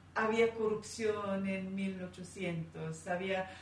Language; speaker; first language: Spanish; non-native, fluent; English